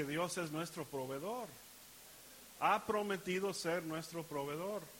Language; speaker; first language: Spanish; early bilingual, heritage; Spanish